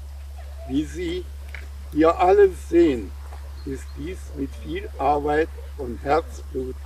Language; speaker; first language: German; native; German